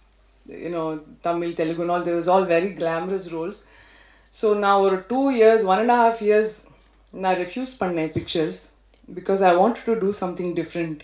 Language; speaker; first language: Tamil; non-native, fluent; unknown